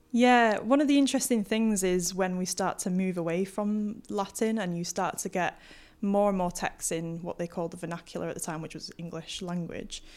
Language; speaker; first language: English; native; English